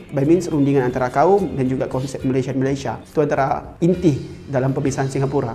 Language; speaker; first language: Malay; native; Malay